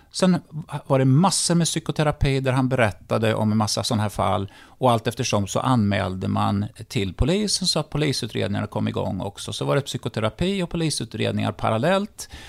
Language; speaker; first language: Swedish; native; Swedish